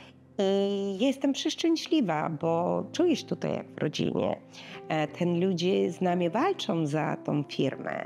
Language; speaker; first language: Polish; non-native, learner; Russian